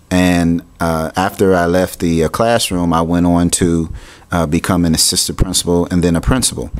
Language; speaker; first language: English; native; English